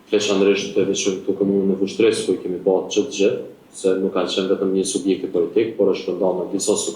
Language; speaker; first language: Albanian; native; Albanian